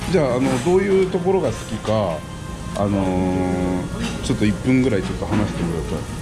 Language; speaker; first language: Japanese; native; Japanese